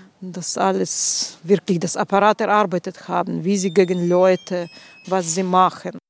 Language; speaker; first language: German; non-native, fluent; Russian